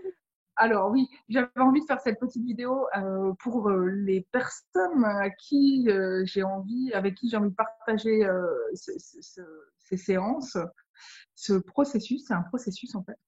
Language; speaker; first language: French; native; French